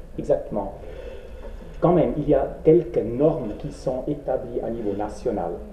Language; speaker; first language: French; non-native, local second language; Swiss German